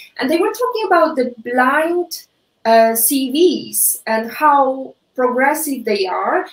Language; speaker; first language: English; non-native, fluent; Polish